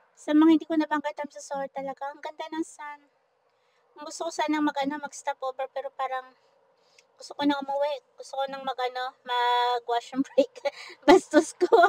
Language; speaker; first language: Filipino; non-native, local second language; Hiligaynon